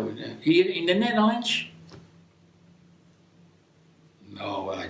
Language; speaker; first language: English; non-native, learner; Dutch